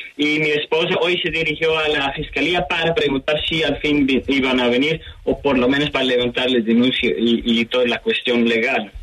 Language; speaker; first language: Spanish; non-native, fluent; Dutch